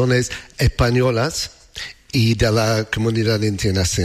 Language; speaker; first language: Spanish; non-native, learner; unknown